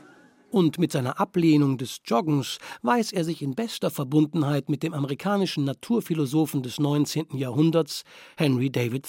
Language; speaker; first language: German; native; German